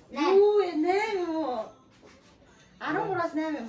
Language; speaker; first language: Mongolian; native; Mongolian